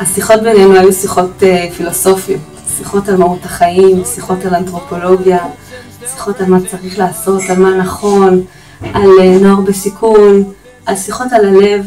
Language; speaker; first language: Hebrew; native; Hebrew